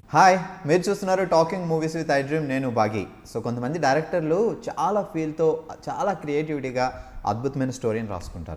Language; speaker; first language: Telugu; native; Telugu